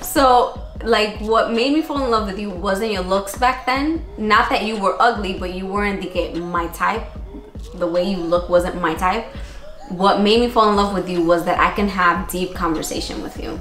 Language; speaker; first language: English; early bilingual, other home language; Spanish